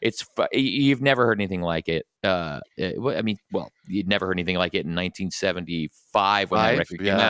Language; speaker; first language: English; native; English